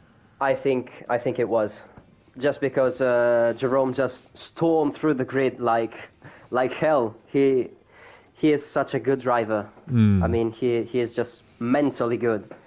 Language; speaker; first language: English; non-native, fluent; Italian